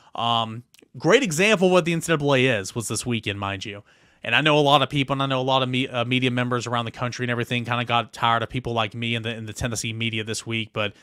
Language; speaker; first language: English; native; English